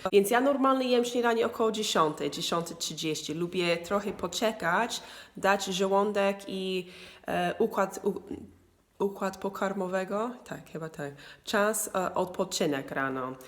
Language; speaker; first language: Polish; non-native, learner; English